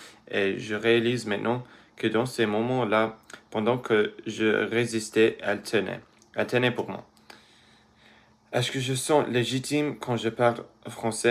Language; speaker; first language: French; early bilingual, other home language; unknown